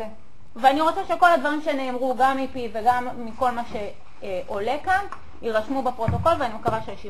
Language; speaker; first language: Hebrew; native; Hebrew